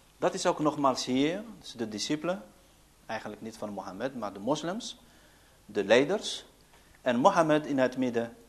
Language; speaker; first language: Dutch; early bilingual, other home language; Arabic